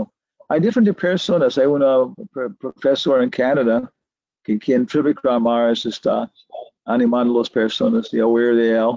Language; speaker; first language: Spanish; non-native, learner; English